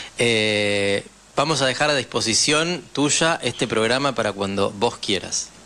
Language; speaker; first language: Spanish; native; Spanish